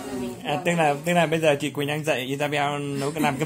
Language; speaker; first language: Vietnamese; native; Vietnamese